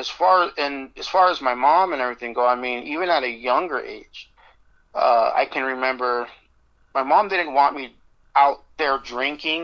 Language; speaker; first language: English; native; English